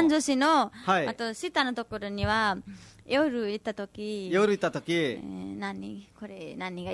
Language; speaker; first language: Japanese; non-native, learner; Nepali